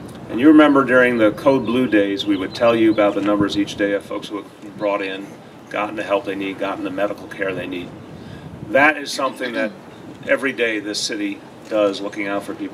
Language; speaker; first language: English; native; English